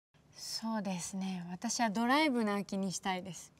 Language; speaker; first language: Japanese; native; Japanese